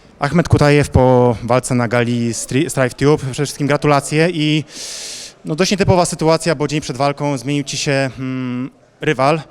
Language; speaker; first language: Polish; native; Polish